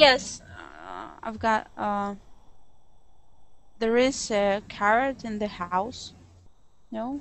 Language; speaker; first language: English; non-native, learner; Russian